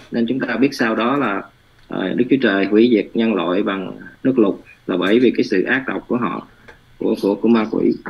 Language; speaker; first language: Vietnamese; early bilingual, heritage; Vietnamese